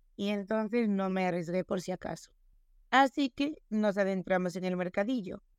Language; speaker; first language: Spanish; non-native, local second language; Galician